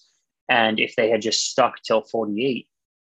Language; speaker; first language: English; native; English